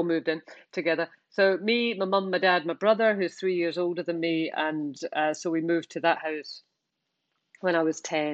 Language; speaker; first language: English; native; English